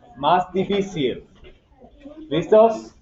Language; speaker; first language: Spanish; non-native, fluent; English